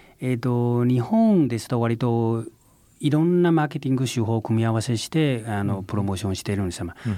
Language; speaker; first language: Japanese; non-native, fluent; Chinese